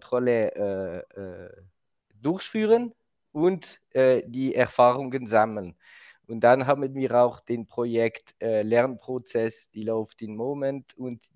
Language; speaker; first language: German; non-native, local second language; French